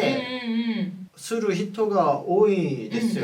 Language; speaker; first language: Japanese; non-native, fluent; Korean